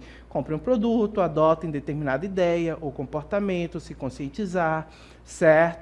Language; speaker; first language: Portuguese; native; Portuguese